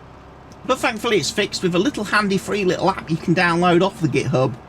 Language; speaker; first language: English; native; English